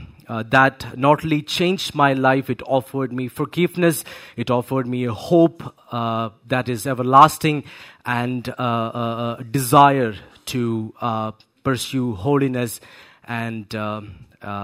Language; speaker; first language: English; non-native, local second language; Malayalam